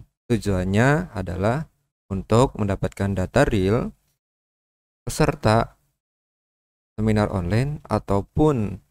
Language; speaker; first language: Indonesian; native; Indonesian